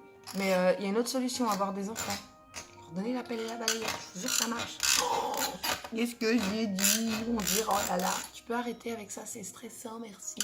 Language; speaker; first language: French; native; French